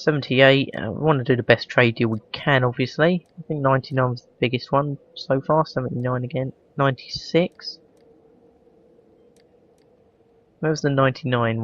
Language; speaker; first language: English; native; English